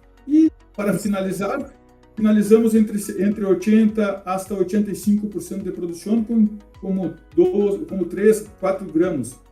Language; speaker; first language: Spanish; non-native, fluent; Portuguese